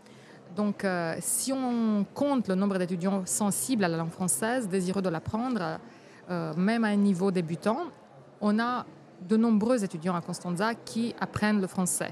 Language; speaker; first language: French; non-native, fluent; Romanian